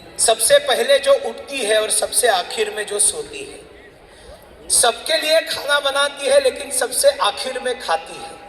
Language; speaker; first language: Hindi; non-native, local second language; Marathi